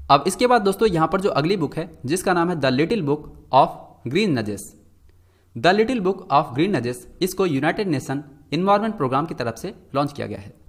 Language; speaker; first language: Hindi; native; Hindi